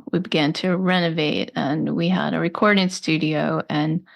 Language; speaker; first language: English; native; English